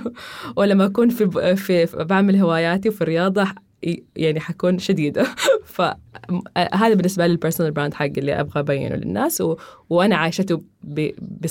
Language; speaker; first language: Arabic; native; Arabic